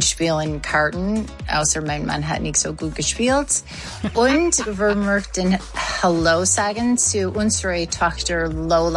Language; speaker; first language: German; non-native, learner; English